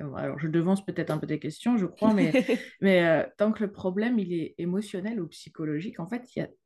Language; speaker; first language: French; native; French